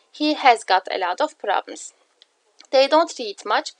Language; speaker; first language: English; non-native, fluent; Turkish